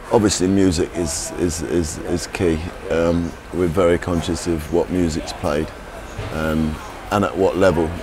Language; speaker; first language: English; native; English